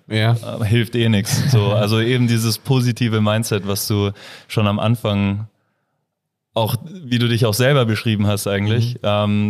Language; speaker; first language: German; native; German